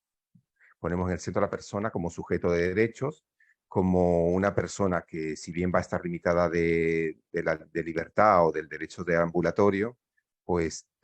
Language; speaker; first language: Spanish; native; Spanish